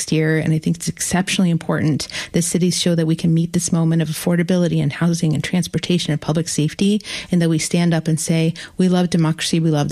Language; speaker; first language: English; native; English